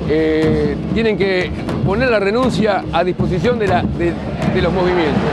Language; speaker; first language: Spanish; native; Spanish